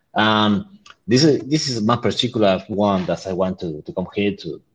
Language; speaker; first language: English; non-native, learner; Spanish